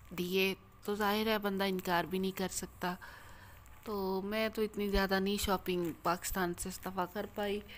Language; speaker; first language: Urdu; native; Urdu